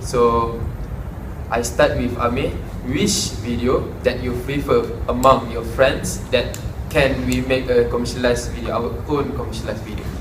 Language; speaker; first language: English; non-native, local second language; Malay